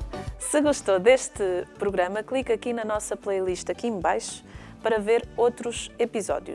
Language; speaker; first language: Portuguese; native; Portuguese